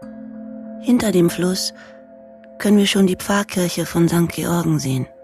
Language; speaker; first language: German; native; German